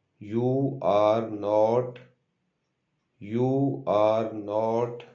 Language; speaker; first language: English; non-native, local second language; Urdu